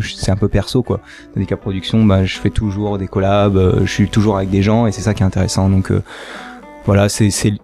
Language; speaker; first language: French; native; French